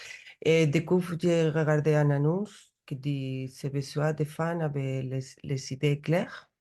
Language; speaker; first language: French; non-native, learner; Spanish